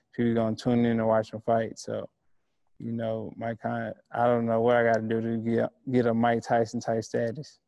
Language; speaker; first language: English; native; English